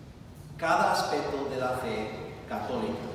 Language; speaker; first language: Spanish; non-native, fluent; English